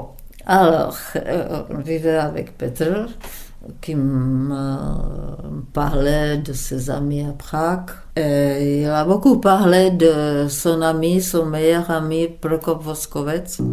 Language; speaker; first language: French; non-native, fluent; Czech